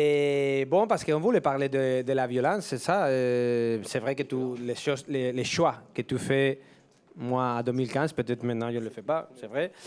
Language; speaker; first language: French; non-native, fluent; Spanish